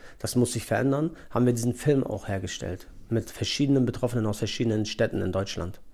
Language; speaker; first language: German; early bilingual, other home language; Turkish